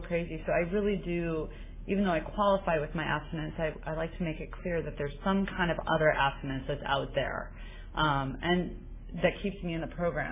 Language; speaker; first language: English; native; English